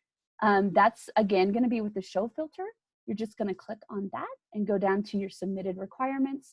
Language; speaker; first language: English; native; English